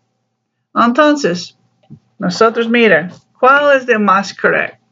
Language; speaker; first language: Spanish; non-native, learner; English